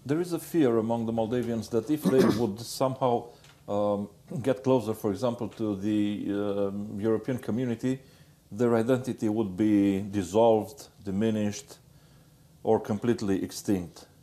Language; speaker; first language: English; non-native, fluent; Romanian